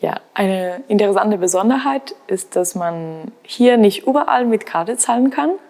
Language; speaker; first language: German; non-native, fluent; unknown